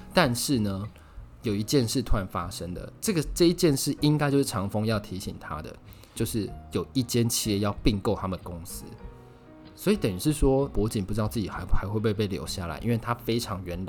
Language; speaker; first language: Chinese; native; Chinese